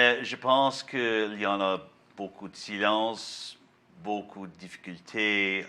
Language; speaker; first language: French; non-native, learner; English